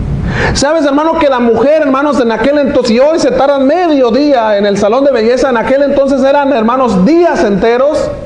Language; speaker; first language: Spanish; native; Spanish